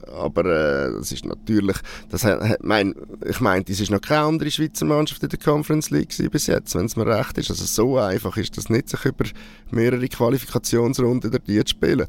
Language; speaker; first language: German; native; German